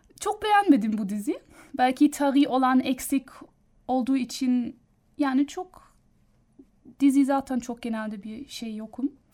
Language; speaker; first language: Turkish; non-native, learner; German